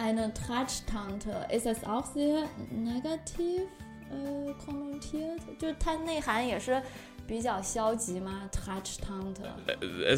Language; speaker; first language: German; non-native, fluent; Chinese